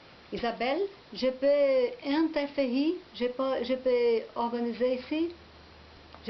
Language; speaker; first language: French; non-native, learner; Portuguese